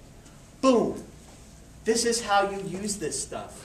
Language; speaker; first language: English; native; English